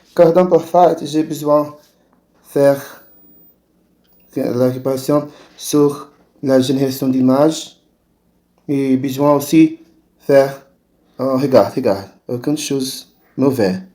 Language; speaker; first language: French; non-native, learner; Portuguese